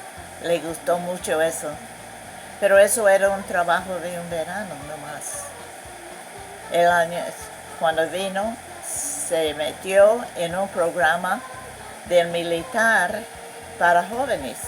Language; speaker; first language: Spanish; non-native, fluent; English